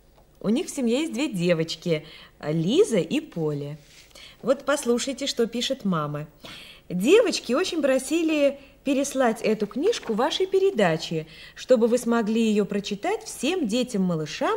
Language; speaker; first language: Russian; native; Russian